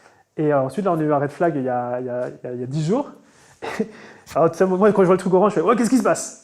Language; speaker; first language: French; native; French